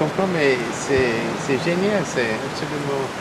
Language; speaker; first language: French; non-native, learner; English